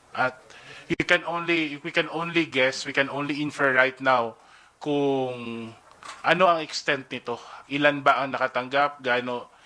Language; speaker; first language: Filipino; native; Filipino